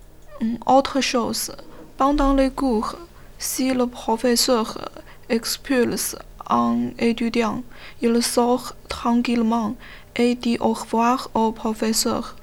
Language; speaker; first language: French; non-native, learner; Chinese